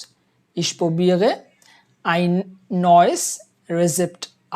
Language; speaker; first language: German; non-native, fluent; Bangla